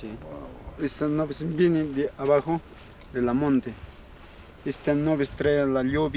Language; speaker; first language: Spanish; non-native, local second language; Quechua